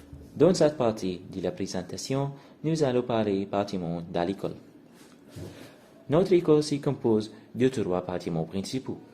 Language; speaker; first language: French; non-native, learner; Arabic